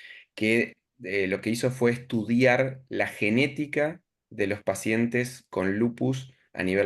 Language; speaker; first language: Spanish; native; Spanish